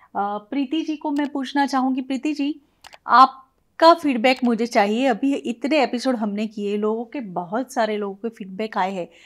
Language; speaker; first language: Hindi; non-native, local second language; Gujarati